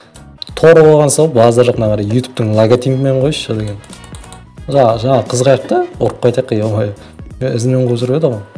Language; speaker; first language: Kazakh; native; Kazakh